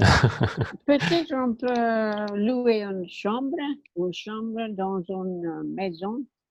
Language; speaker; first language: French; non-native, learner; English